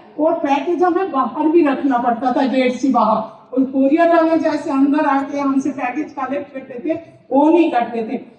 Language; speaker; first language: Hindi; non-native, local second language; Bangla